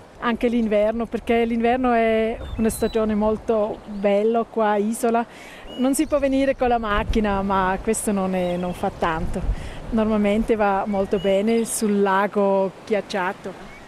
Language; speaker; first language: Italian; non-native, local second language; German